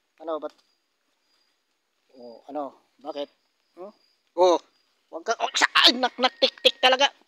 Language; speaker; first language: Filipino; native; Filipino